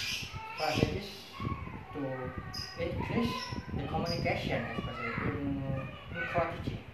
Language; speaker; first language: English; non-native, learner; Indonesian